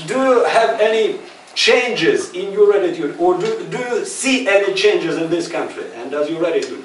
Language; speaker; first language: English; non-native, fluent; Russian